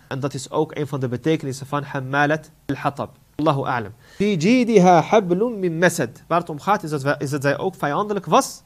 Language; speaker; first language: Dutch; non-native, fluent; Arabic